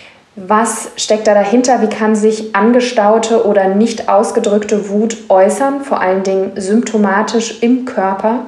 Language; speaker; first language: German; native; German